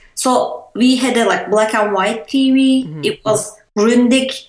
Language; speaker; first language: English; non-native, fluent; Turkish